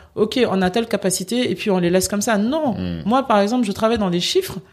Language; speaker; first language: French; native; French